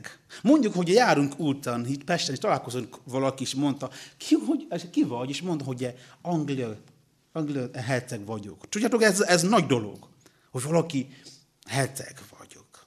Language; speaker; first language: Hungarian; non-native, learner; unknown